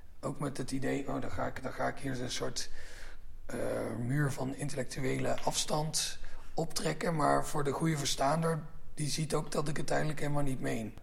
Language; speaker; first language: Dutch; native; Dutch